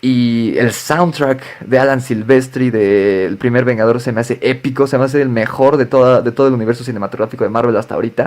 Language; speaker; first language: Spanish; native; Spanish